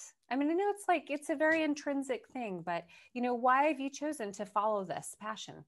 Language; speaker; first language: English; native; English